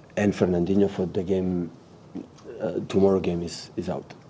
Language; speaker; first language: English; non-native, learner; Catalan